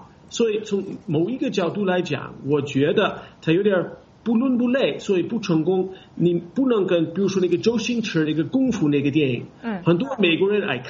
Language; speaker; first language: Chinese; non-native, fluent; English